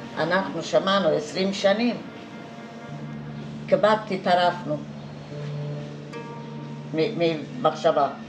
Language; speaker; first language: Hebrew; non-native, fluent; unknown